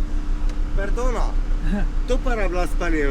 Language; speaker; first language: Spanish; non-native, learner; Arabic